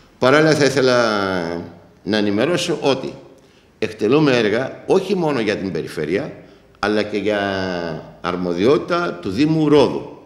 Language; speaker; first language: Greek; native; Greek